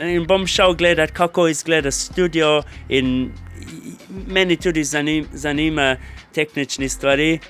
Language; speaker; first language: Slovenian; non-native, fluent; English